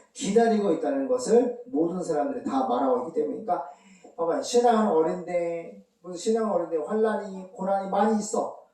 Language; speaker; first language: Korean; native; Korean